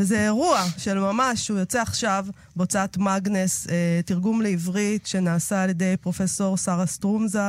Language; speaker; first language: Hebrew; native; Hebrew